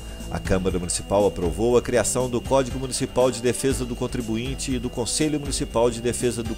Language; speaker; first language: Portuguese; native; Portuguese